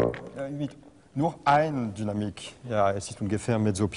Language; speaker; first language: German; non-native, learner; French